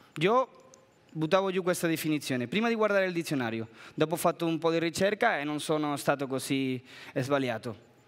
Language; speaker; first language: Italian; non-native, fluent; Spanish